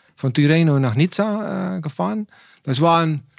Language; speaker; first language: German; non-native, learner; Dutch